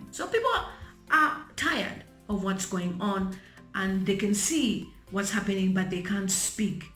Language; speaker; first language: English; non-native, local second language; Bemba